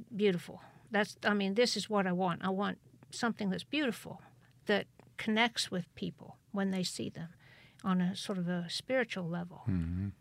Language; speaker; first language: English; native; English